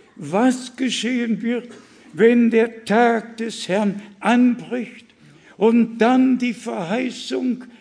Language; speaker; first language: German; native; German